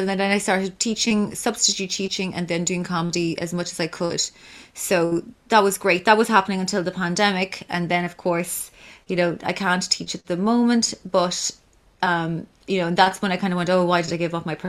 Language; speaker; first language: English; native; English